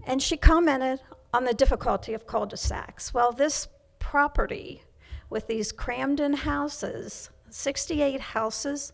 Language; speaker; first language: English; native; English